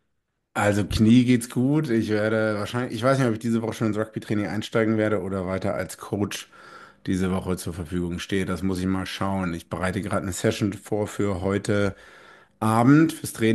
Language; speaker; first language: German; native; German